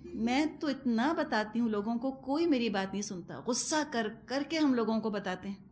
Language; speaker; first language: Urdu; non-native, local second language; Punjabi